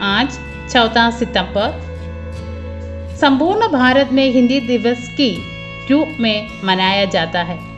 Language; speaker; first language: Hindi; non-native, local second language; Malayalam